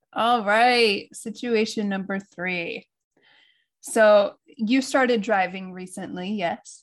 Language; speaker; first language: English; native; English